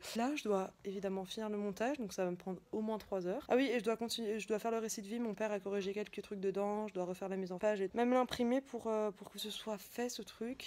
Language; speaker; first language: French; native; French